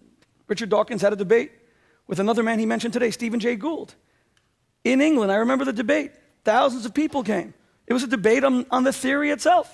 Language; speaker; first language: English; native; English